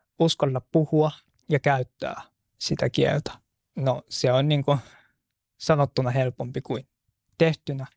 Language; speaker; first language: Finnish; non-native, fluent; Japanese